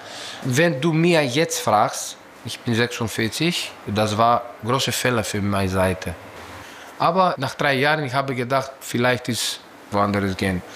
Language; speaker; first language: German; non-native, learner; Greek